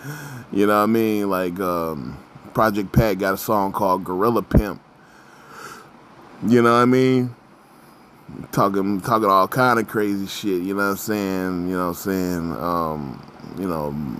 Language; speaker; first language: English; native; English